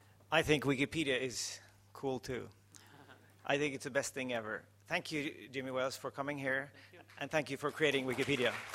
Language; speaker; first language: English; non-native, fluent; Norwegian